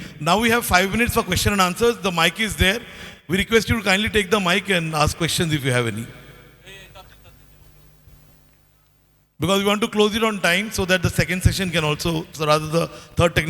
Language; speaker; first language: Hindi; non-native, local second language; Bangla